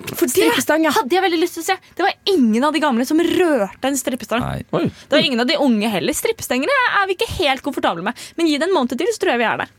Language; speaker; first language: Norwegian; native; Norwegian